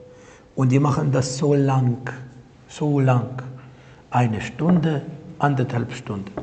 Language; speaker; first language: German; non-native, fluent; Arabic